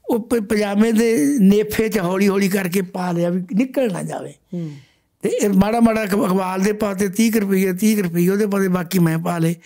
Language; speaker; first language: Punjabi; native; Punjabi